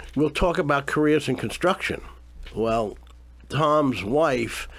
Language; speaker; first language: English; native; English